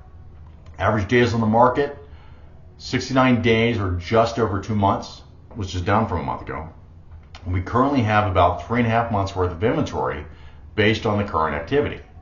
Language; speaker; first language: English; native; English